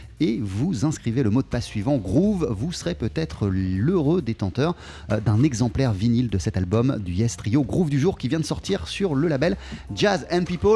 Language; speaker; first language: French; native; French